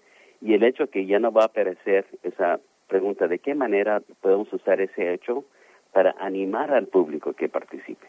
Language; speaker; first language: Spanish; early bilingual, heritage; Spanish